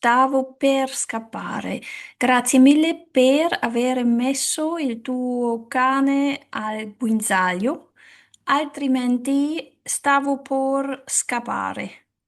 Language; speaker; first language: Italian; non-native, learner; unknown